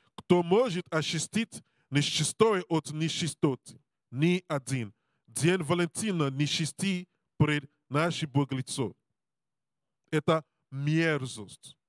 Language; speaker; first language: Russian; non-native, learner; English